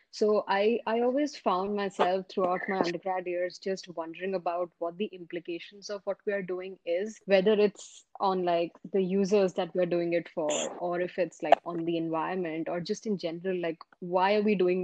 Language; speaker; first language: English; non-native, local second language; Hindi